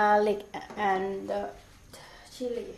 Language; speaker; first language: English; non-native, learner; Thai